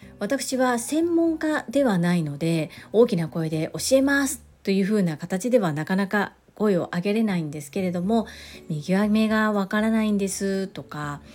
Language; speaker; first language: Japanese; native; Japanese